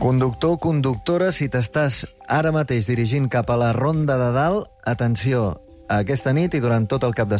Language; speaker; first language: Catalan; native; Catalan